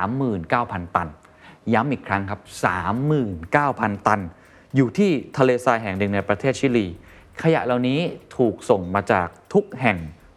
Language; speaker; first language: Thai; native; Thai